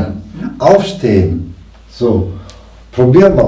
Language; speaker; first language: German; non-native, fluent; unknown